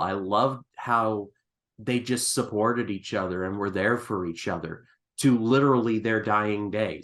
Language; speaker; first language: English; native; English